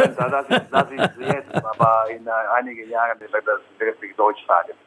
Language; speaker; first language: German; non-native, fluent; Slovak